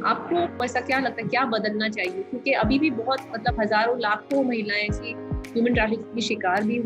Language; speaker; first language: Hindi; native; Hindi